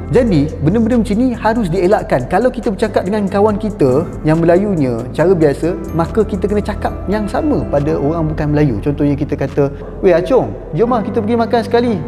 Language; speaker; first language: Malay; native; Malay